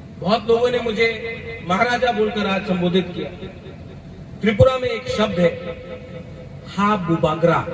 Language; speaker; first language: Hindi; non-native, local second language; Kok Borok